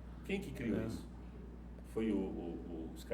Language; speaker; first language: Portuguese; native; Portuguese